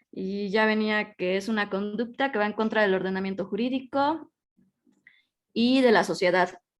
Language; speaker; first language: Spanish; native; Spanish